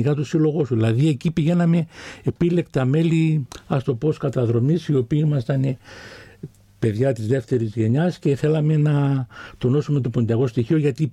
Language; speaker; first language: Greek; non-native, local second language; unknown